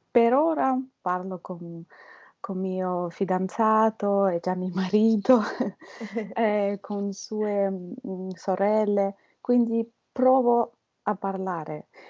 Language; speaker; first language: Italian; non-native, learner; Russian